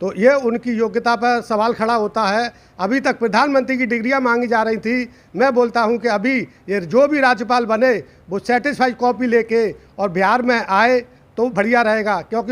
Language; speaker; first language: Hindi; native; Hindi